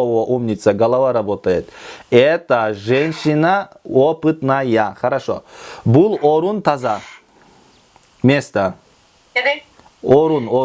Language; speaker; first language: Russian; non-native, local second language; Kyrgyz